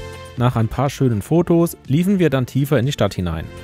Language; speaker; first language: German; native; German